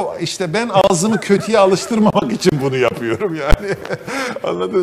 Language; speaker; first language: Turkish; native; Turkish